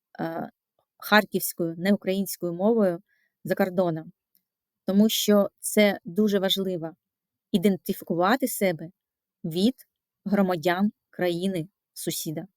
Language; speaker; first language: Ukrainian; non-native, local second language; Russian